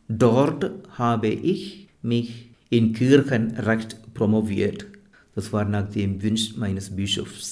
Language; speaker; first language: German; non-native, fluent; Malayalam